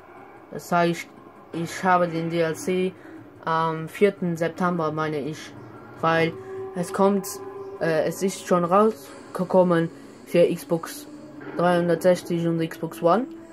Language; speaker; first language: German; non-native, learner; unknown